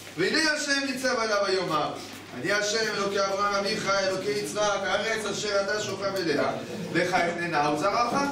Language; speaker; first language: Hebrew; native; Hebrew